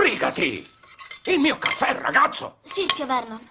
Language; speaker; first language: Italian; non-native, fluent; Ukrainian